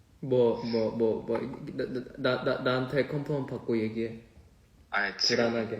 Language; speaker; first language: Korean; non-native, fluent; Chinese